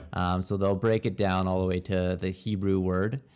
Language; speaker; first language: English; native; English